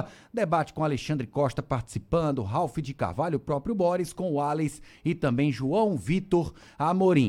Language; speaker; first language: Portuguese; native; Portuguese